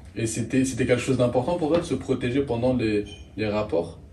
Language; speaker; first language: French; native; French